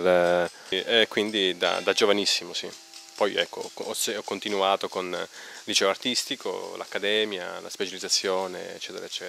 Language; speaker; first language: Italian; native; Italian